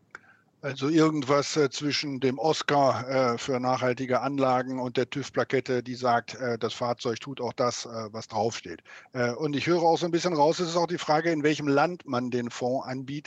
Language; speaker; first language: German; native; German